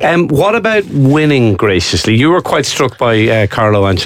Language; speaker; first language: English; native; English